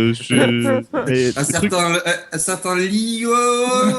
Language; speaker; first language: French; native; French